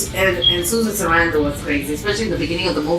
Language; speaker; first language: English; native; English